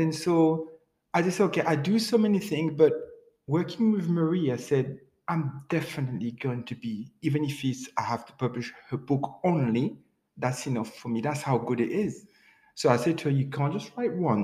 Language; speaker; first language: English; non-native, fluent; French